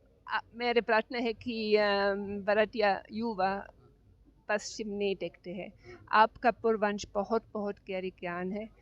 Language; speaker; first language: Hindi; non-native, learner; German